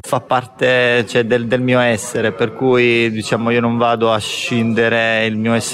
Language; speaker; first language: Italian; native; Italian